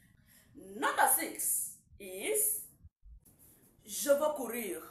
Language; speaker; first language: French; non-native, learner; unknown